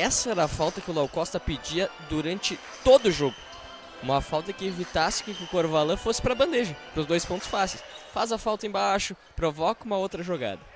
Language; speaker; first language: Portuguese; native; Portuguese